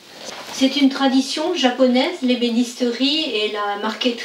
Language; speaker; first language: French; native; French